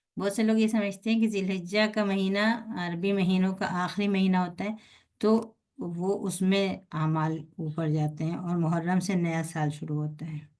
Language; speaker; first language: Urdu; native; Urdu